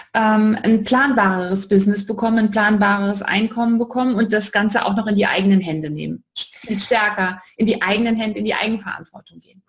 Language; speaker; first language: German; native; German